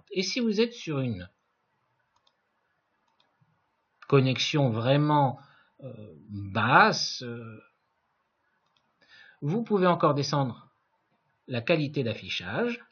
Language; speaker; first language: French; native; French